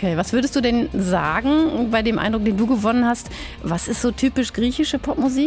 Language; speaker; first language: German; native; German